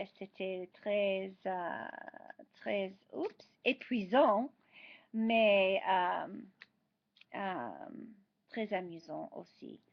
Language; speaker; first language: French; non-native, fluent; English